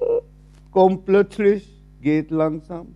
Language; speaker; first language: German; non-native, fluent; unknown